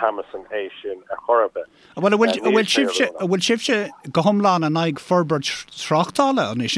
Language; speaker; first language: Irish; native; Irish